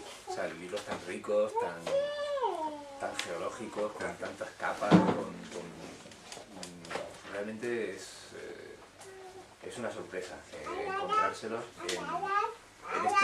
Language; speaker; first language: Spanish; native; Spanish